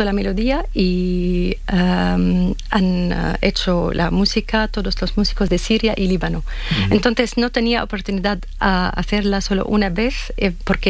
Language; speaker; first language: Spanish; non-native, learner; Arabic